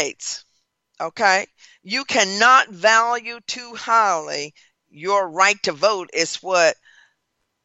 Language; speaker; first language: English; native; English